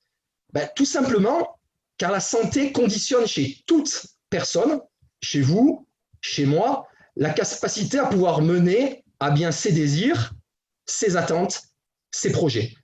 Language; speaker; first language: French; native; French